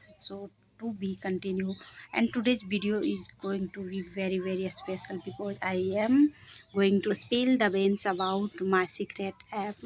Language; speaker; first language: English; non-native, learner; Hindi